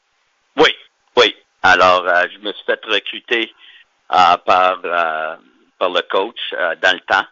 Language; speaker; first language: French; native; French